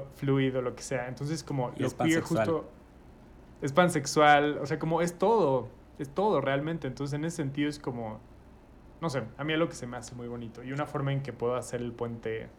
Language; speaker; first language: Spanish; native; Spanish